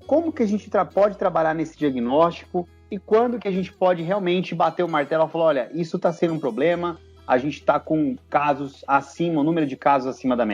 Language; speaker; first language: Portuguese; native; Portuguese